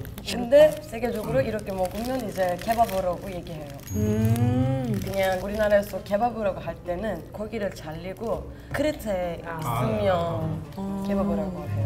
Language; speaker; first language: Korean; non-native, fluent; Turkish